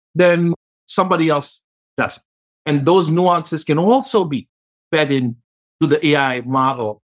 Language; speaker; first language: English; native; English